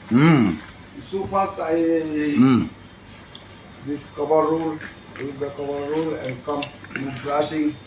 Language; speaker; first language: English; non-native, learner; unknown